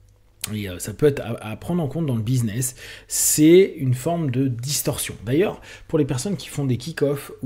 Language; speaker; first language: French; native; French